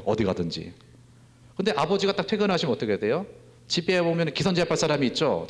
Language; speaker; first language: Korean; native; Korean